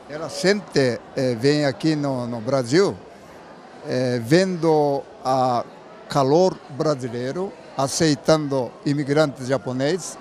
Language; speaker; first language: Portuguese; non-native, learner; Japanese